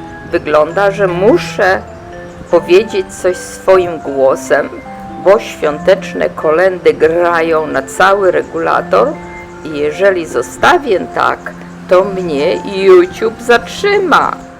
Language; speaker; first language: Polish; native; Polish